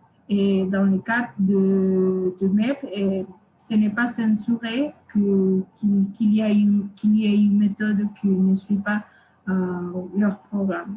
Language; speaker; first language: French; non-native, fluent; Spanish